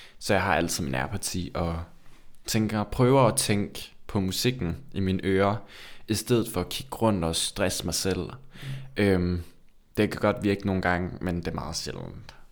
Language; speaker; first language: Danish; early bilingual, other home language; Turkish